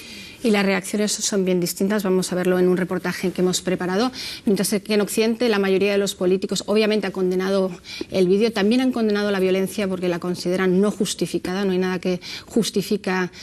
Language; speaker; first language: Spanish; native; Spanish